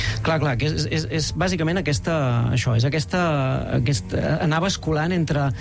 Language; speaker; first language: Catalan; native; Catalan